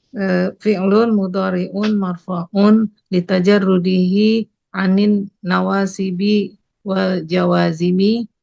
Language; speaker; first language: Arabic; non-native, learner; Indonesian